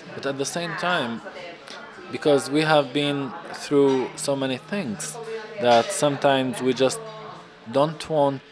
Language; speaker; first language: English; non-native, fluent; Arabic